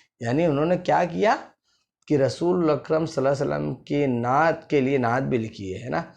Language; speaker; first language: Urdu; native; Urdu